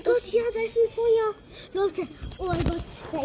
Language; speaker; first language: German; early bilingual, other home language; Croatian